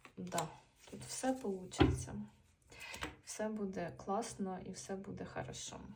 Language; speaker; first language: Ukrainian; non-native, local second language; Russian